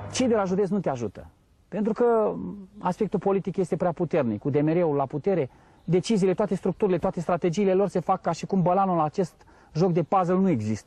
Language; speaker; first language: Romanian; native; Romanian